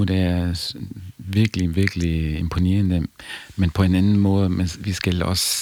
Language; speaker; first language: Danish; non-native, fluent; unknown